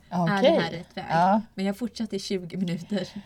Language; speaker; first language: Swedish; native; Swedish